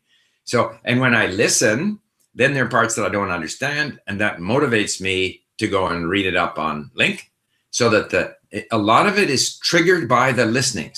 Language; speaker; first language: English; non-native, fluent; Swedish